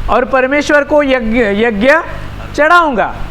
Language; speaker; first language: Hindi; non-native, local second language; Marathi